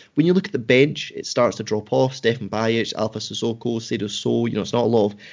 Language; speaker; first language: English; native; English